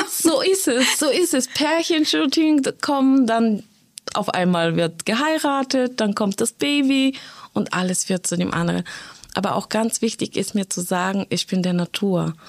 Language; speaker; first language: German; non-native, fluent; Bulgarian